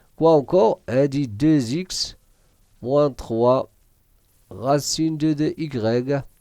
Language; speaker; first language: French; non-native, local second language; Arabic